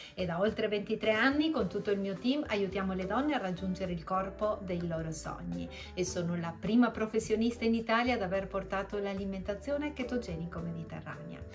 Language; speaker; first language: Italian; early bilingual, other home language; Spanish